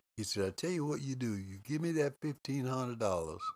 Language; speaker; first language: English; native; English